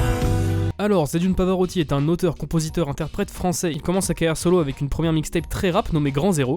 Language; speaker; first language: French; native; French